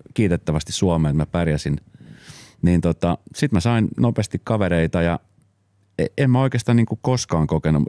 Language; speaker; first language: Finnish; early bilingual, other home language; Spanish